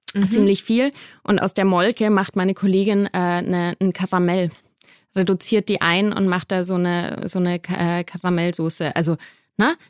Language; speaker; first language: German; native; German